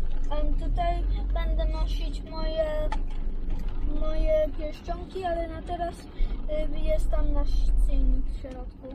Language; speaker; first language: Polish; early bilingual, heritage; Polish